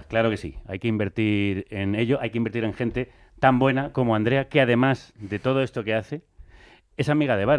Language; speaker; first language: Spanish; native; Spanish